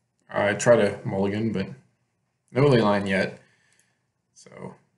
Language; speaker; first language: English; native; English